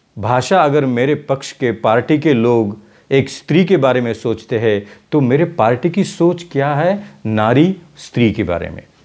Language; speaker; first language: Hindi; non-native, local second language; Marathi